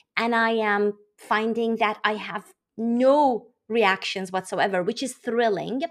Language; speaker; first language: English; non-native, fluent; Persian